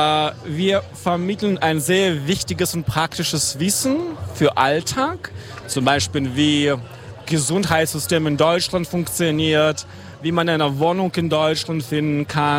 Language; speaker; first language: German; non-native, fluent; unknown